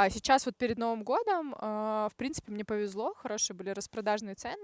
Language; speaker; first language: Russian; native; Russian